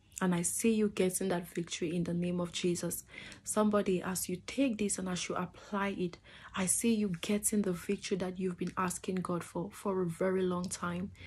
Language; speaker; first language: English; non-native, fluent; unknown